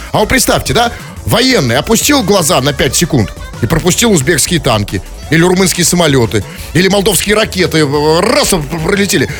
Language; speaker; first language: Russian; native; Russian